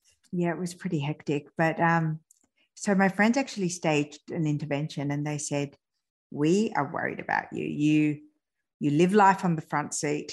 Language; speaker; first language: English; early bilingual, other home language; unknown